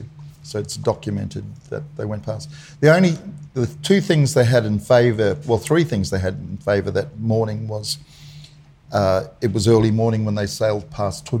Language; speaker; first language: English; native; English